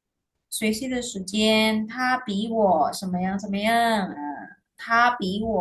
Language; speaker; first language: Chinese; non-native, fluent; Indonesian